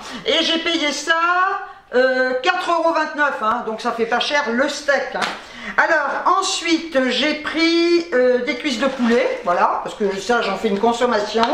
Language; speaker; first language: French; native; French